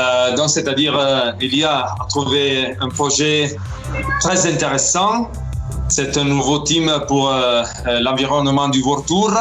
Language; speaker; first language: French; non-native, fluent; Italian